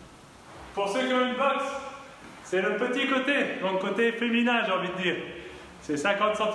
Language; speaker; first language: French; native; French